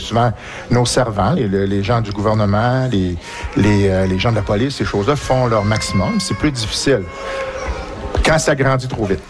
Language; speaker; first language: French; native; French